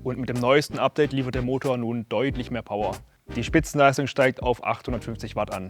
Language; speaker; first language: German; native; German